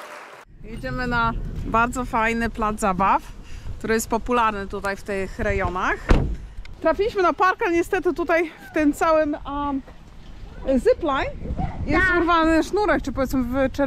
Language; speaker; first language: Polish; native; Polish